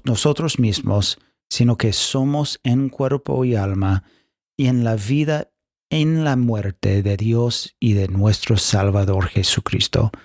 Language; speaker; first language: Spanish; non-native, fluent; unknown